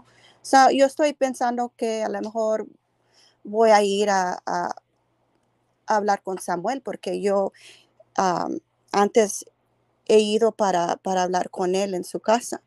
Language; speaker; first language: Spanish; early bilingual, heritage; Spanish